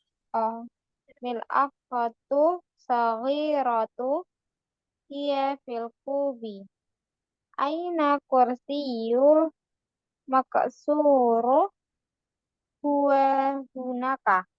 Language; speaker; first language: Arabic; non-native, learner; Indonesian